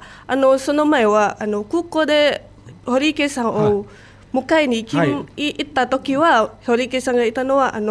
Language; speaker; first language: Japanese; non-native, fluent; Indonesian